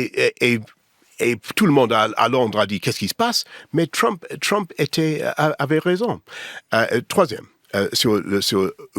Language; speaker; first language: French; non-native, learner; English